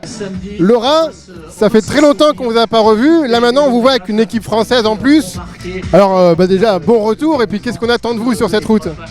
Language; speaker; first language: French; native; French